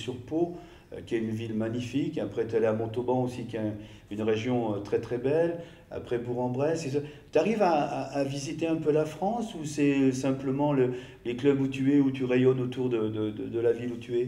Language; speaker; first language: French; native; French